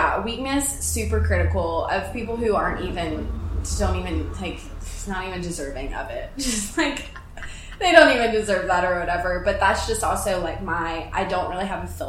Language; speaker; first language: English; native; English